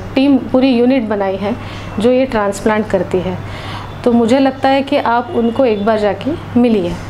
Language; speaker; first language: Hindi; non-native, local second language; Marathi